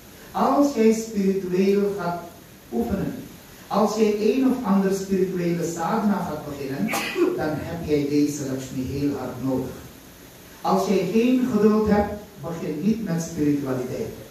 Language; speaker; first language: Dutch; non-native, local second language; Caribbean Hindustani